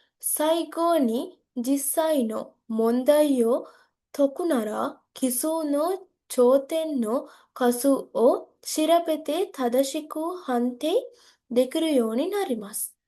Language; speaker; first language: Japanese; non-native, learner; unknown